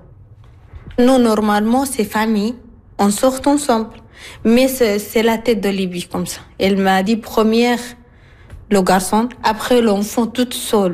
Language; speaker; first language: French; non-native, learner; Arabic